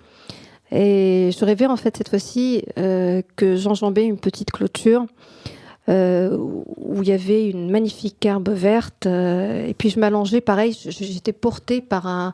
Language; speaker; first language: French; non-native, local second language; Arabic